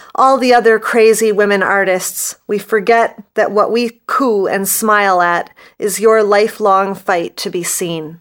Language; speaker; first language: English; native; English